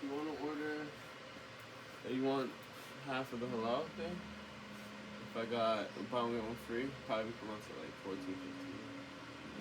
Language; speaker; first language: English; native; English